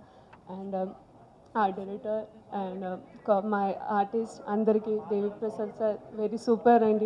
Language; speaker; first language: Telugu; non-native, learner; Malayalam